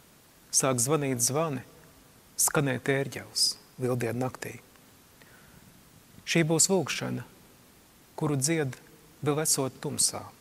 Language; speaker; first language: Latvian; native; Latvian